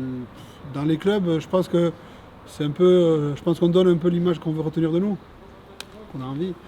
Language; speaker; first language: French; native; French